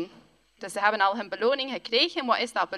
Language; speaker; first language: Dutch; non-native, fluent; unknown